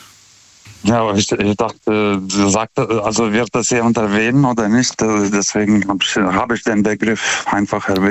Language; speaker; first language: German; non-native, fluent; Lithuanian